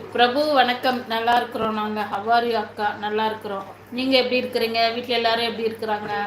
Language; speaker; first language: Tamil; non-native, local second language; Telugu